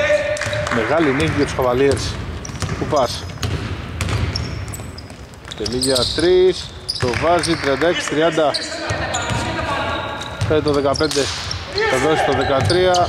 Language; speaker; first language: Greek; native; Greek